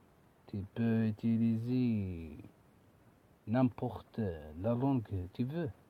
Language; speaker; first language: French; non-native, learner; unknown